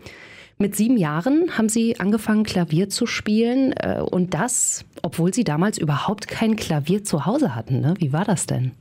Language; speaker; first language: German; native; German